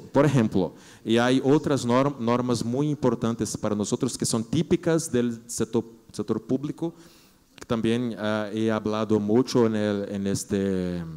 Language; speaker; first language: Spanish; non-native, learner; Portuguese